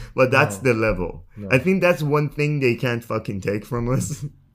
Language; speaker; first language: English; non-native, fluent; Persian